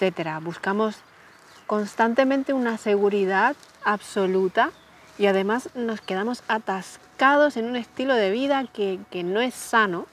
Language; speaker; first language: Spanish; native; Spanish